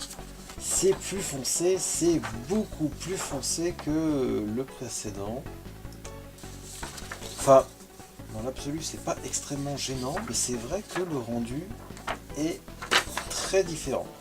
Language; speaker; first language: French; native; French